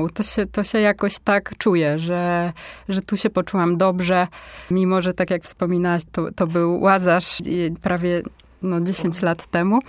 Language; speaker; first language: Polish; native; Polish